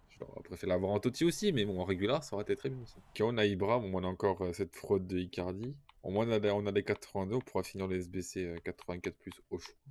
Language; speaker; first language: French; native; French